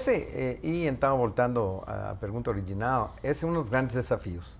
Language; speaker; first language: Portuguese; non-native, fluent; Spanish